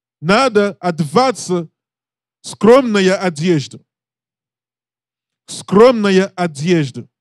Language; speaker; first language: Russian; non-native, learner; English